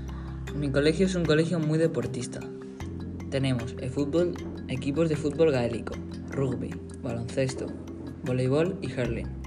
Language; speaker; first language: Spanish; non-native, learner; English